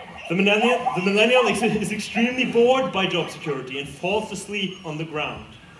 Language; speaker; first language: English; non-native, fluent; Norwegian